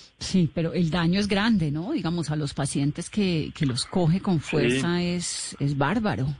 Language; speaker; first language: Spanish; native; Spanish